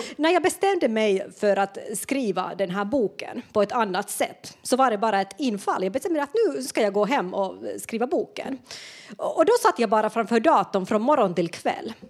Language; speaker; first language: Swedish; non-native, local second language; Finnish